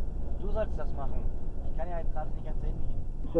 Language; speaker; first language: German; native; German